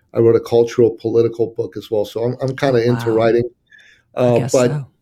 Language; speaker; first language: English; early bilingual, other home language; Persian